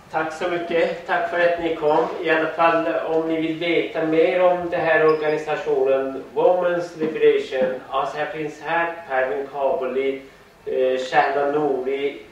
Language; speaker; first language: Swedish; non-native, fluent; Persian